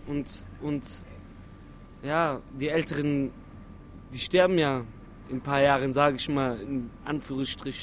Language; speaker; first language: German; non-native, local second language; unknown